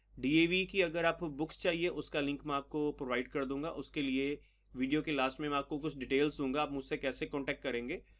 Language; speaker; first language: Hindi; non-native, local second language; Punjabi